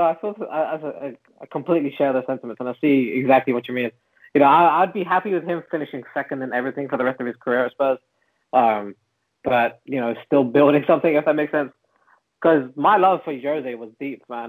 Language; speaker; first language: English; native; English